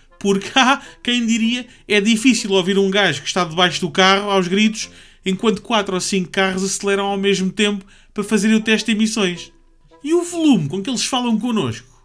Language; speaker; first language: Portuguese; native; Portuguese